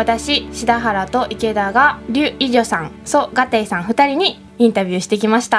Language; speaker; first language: Japanese; native; Japanese